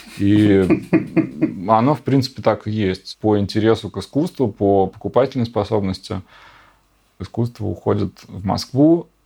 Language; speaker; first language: Russian; native; Russian